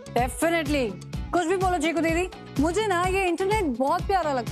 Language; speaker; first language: Hindi; native; Hindi